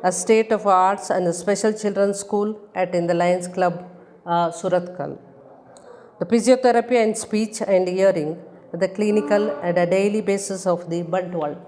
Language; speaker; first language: English; non-native, local second language; Kannada